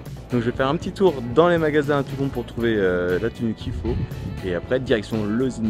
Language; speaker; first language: French; native; French